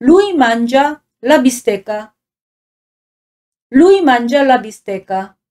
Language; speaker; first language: Italian; non-native, fluent; Korean